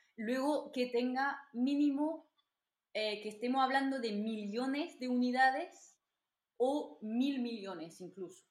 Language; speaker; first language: Spanish; non-native, fluent; French